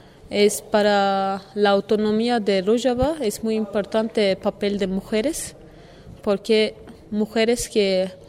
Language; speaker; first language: Spanish; non-native, learner; Kurdish